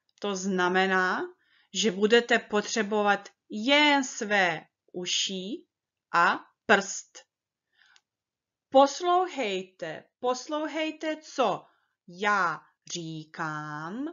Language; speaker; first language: Czech; early bilingual, heritage; Czech